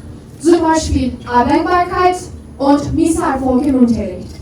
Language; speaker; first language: German; non-native, learner; Turkish